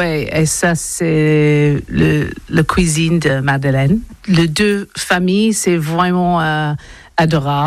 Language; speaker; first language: French; non-native, learner; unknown